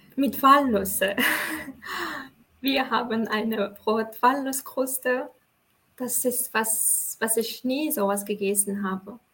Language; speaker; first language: German; non-native, fluent; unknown